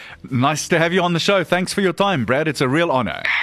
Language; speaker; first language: English; non-native, local second language; Afrikaans